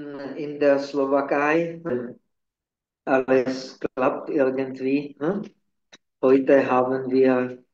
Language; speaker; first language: German; non-native, fluent; Czech